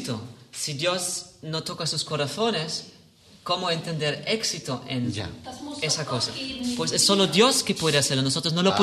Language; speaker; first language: Spanish; non-native, fluent; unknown